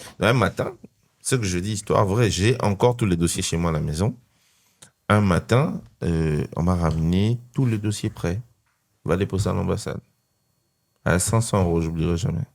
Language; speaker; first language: French; non-native, local second language; Lingala